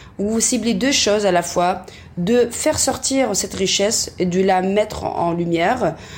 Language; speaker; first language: French; non-native, local second language; Arabic